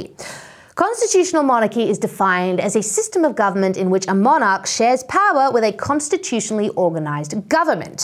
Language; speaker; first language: English; native; English